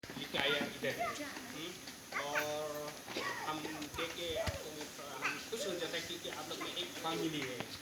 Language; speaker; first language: Hindi; non-native, local second language; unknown